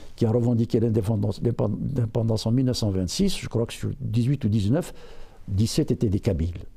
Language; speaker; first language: French; non-native, local second language; Berber languages